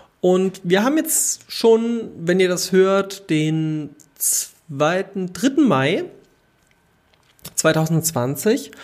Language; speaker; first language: German; native; German